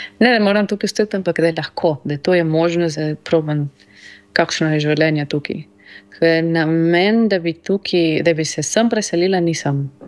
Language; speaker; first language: Slovenian; early bilingual, heritage; Slovenian